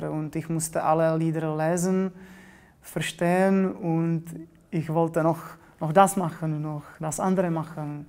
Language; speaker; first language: German; non-native, fluent; Czech